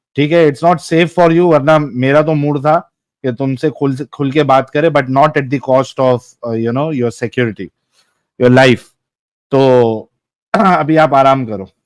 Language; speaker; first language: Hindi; native; Hindi